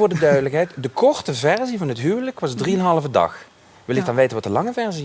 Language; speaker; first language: Dutch; native; Dutch